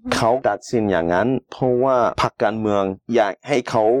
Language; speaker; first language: Thai; non-native, fluent; English